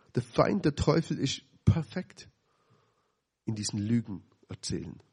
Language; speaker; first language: German; native; German